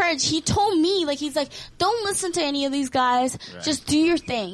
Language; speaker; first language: English; early bilingual, other home language; Korean